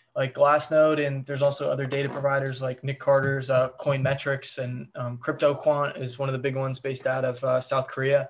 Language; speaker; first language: English; native; English